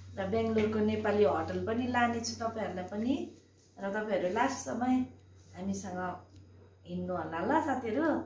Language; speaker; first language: Nepali; native; Nepali